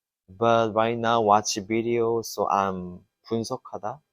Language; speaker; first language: English; non-native, learner; Korean